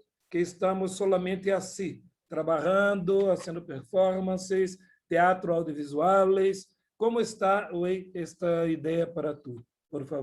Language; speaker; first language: Spanish; non-native, learner; Portuguese